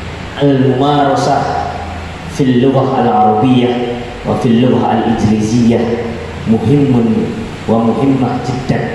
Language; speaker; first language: Arabic; non-native, learner; Indonesian